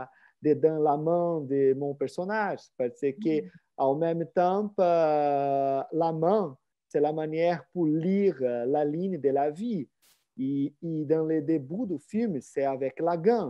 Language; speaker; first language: French; non-native, fluent; Portuguese